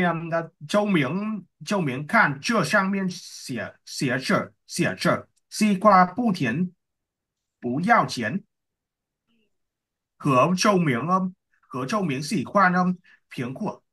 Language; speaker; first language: Chinese; non-native, learner; Vietnamese